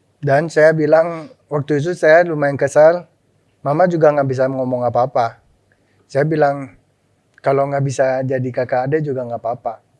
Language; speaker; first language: Indonesian; non-native, local second language; Min Nan Chinese